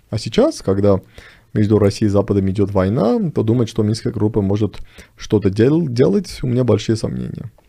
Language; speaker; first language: Russian; non-native, local second language; Armenian